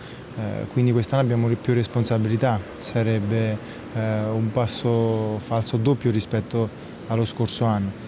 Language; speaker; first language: Italian; native; Italian